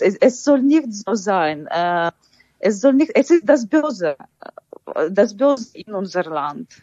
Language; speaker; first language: German; non-native, fluent; Ukrainian